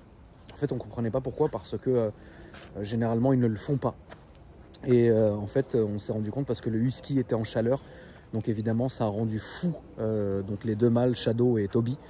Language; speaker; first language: French; native; French